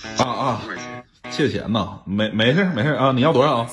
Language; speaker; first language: Chinese; native; Chinese